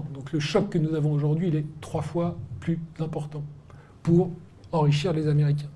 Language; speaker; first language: French; native; French